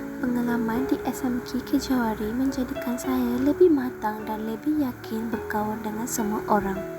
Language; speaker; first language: Malay; non-native, local second language; Tamil